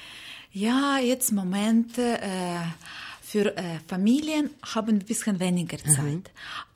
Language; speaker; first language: German; non-native, learner; Ukrainian